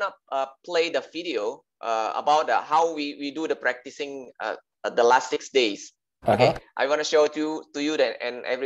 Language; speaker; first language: English; non-native, learner; Indonesian